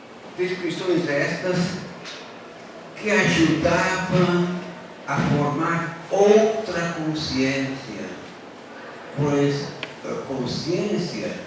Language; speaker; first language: Portuguese; native; Portuguese